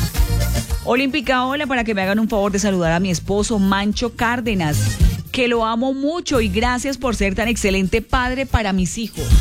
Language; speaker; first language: Spanish; native; Spanish